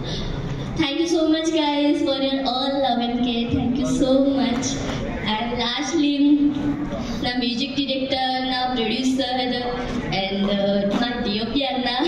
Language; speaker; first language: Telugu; non-native, local second language; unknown